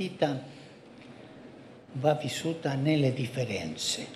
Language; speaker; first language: Italian; non-native, fluent; Spanish